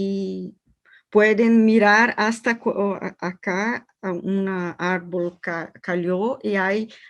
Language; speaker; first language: Spanish; non-native, learner; Portuguese